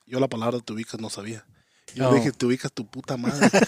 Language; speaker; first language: Spanish; early bilingual, heritage; Spanish